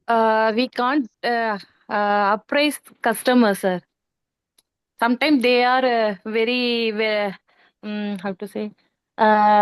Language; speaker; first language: English; non-native, learner; Tamil